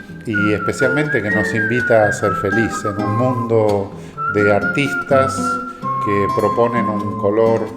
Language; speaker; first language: Spanish; native; Spanish